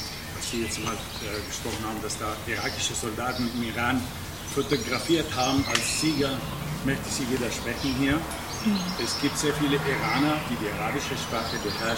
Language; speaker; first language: German; non-native, fluent; Arabic